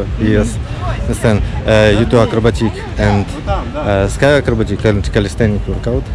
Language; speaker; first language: English; non-native, learner; Russian